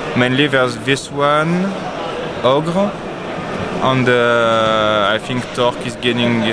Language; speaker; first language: English; non-native, learner; French